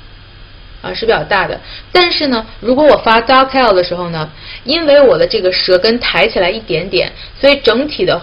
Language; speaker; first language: Chinese; native; Chinese